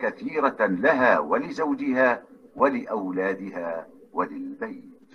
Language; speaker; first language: Arabic; non-native, learner; Indonesian